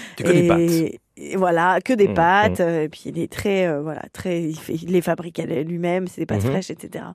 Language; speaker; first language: French; native; French